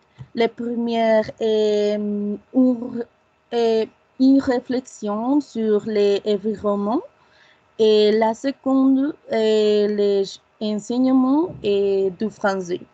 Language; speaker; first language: French; non-native, learner; Spanish